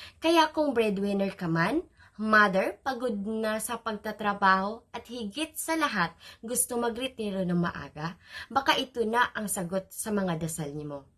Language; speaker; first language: Filipino; non-native, local second language; Cebuano